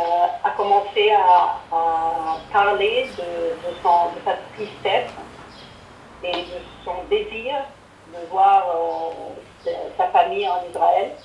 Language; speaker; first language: French; non-native, fluent; Arabic